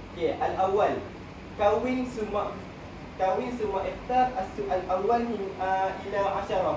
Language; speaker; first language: Arabic; non-native, learner; Malay